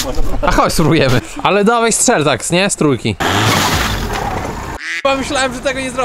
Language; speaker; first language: Polish; native; Polish